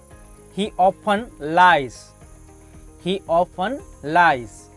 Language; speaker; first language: English; non-native, fluent; Hindi